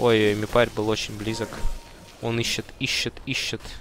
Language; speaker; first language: Russian; native; Russian